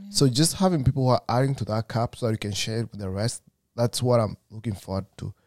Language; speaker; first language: English; non-native, local second language; Kikuyu